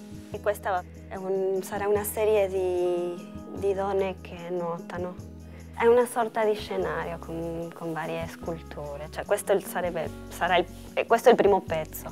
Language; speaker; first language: Italian; non-native, fluent; Spanish